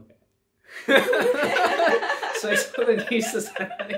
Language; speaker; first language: Chinese; early bilingual, heritage; Chinese